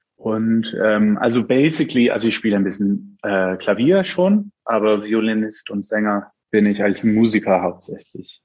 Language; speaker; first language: German; non-native, fluent; English